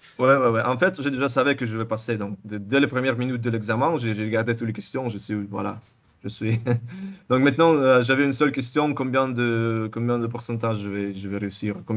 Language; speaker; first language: French; non-native, fluent; Russian